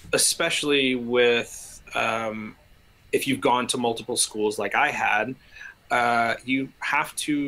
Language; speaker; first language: English; native; English